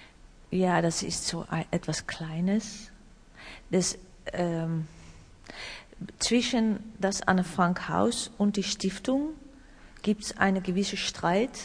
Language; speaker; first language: German; non-native, learner; Dutch